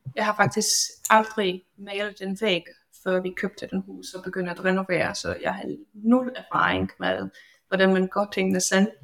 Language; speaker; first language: Danish; non-native, fluent; Polish